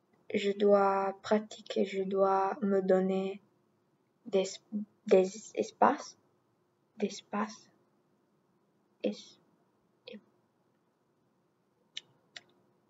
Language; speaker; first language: French; non-native, learner; English